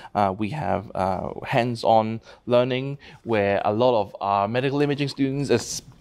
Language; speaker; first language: English; non-native, local second language; Cantonese